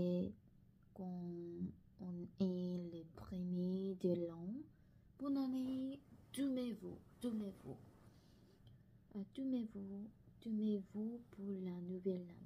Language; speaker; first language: French; non-native, learner; Korean